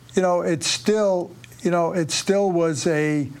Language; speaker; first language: English; native; English